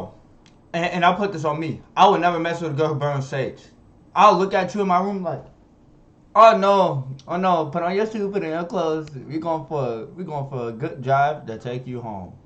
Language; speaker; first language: English; native; English